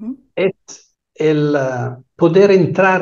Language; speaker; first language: Spanish; non-native, fluent; Italian